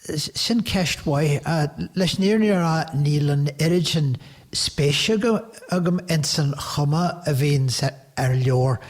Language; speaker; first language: Irish; native; Irish